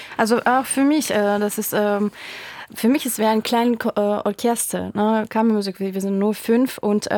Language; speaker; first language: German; non-native, fluent; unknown